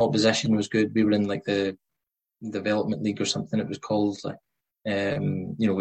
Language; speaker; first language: English; native; English